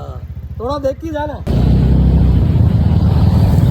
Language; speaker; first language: Hindi; non-native, local second language; Malayalam